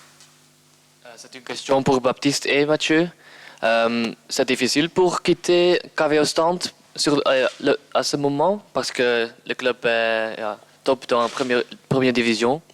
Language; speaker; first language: French; non-native, learner; Dutch